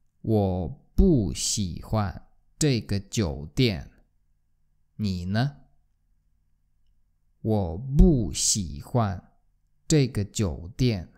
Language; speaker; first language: Chinese; non-native, learner; Polish